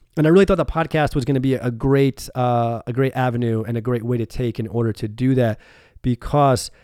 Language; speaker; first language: English; native; English